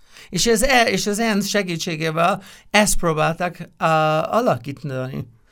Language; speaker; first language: Hungarian; non-native, fluent; English